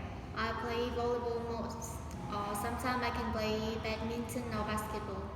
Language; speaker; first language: English; non-native, learner; Vietnamese